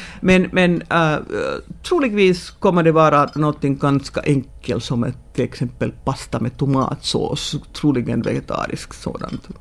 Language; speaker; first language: Swedish; non-native, local second language; Finnish